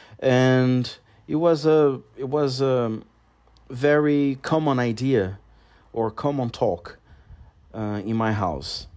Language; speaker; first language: English; non-native, fluent; Portuguese